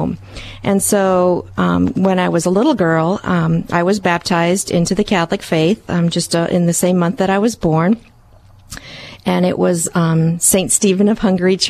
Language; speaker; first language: English; early bilingual, other home language; Hungarian